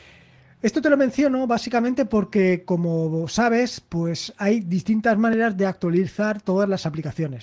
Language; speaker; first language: Spanish; native; Spanish